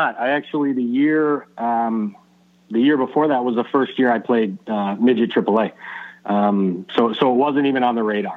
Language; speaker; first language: English; native; English